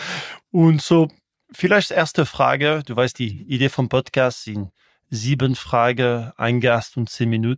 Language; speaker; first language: German; non-native, local second language; French